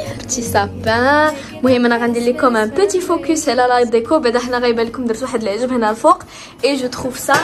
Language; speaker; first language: Arabic; early bilingual, other home language; French